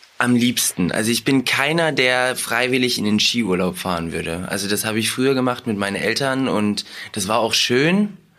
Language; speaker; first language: German; early bilingual, other home language; Russian